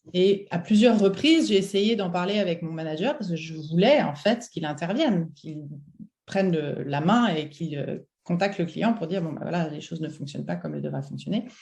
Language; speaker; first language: French; native; French